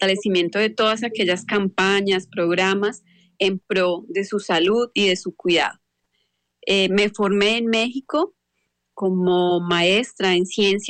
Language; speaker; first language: Spanish; native; Spanish